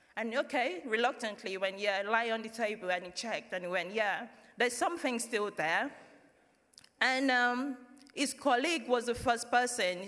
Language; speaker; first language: English; non-native, local second language; Yoruba